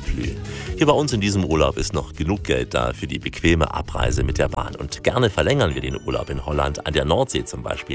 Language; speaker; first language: German; native; German